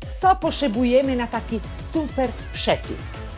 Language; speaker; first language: Polish; non-native, learner; Italian